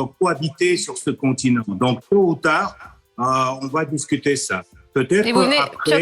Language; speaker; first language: French; non-native, fluent; Russian